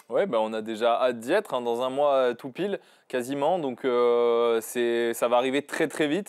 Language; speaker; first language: French; native; French